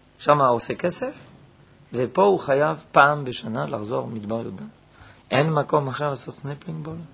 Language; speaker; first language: Hebrew; native; Hebrew